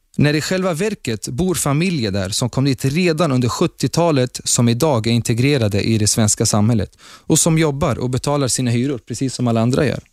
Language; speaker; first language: Swedish; early bilingual, other home language; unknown